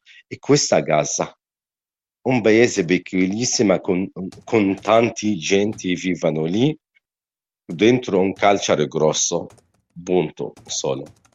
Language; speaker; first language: Italian; non-native, learner; Arabic